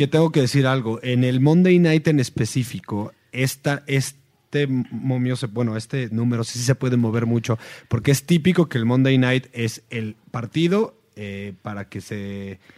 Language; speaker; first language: Spanish; native; Spanish